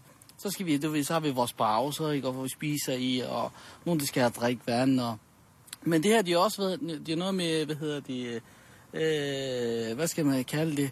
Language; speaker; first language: Danish; early bilingual, other home language; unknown